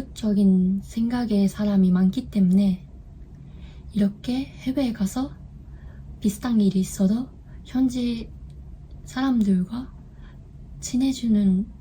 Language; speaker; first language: Korean; non-native, learner; Japanese